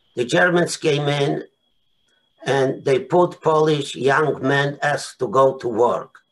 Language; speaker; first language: English; non-native, fluent; Polish